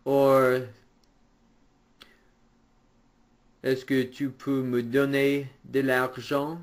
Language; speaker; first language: French; non-native, fluent; English